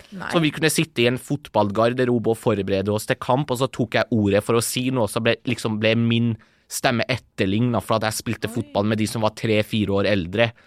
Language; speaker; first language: Norwegian; early bilingual, other home language; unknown